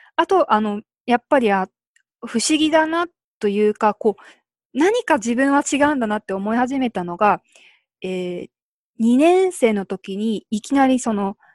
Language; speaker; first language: Japanese; early bilingual, other home language; Korean